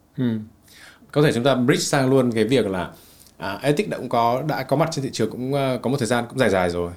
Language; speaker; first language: Vietnamese; native; Vietnamese